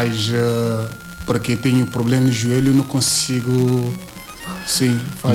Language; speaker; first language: Portuguese; non-native, learner; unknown